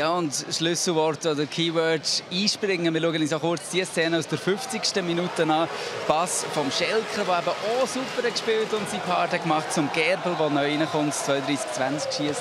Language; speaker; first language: German; native; German